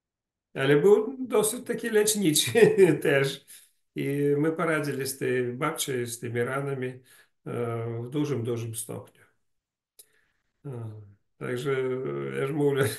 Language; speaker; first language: Polish; non-native, learner; Ukrainian